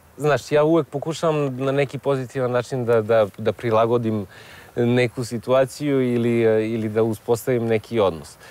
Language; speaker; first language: Serbian; native; Serbian